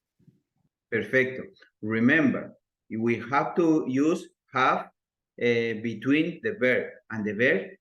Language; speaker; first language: English; non-native, learner; Spanish